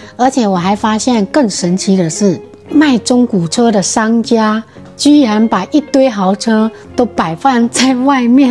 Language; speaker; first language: Chinese; native; Chinese